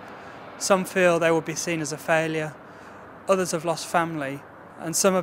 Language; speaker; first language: English; native; English